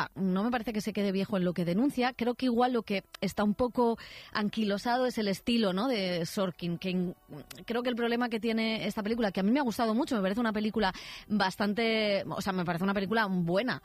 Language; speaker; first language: Spanish; native; Spanish